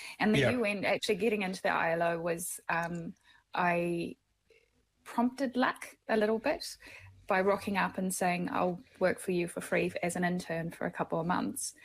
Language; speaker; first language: English; native; English